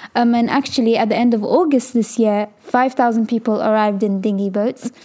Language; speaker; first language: English; native; English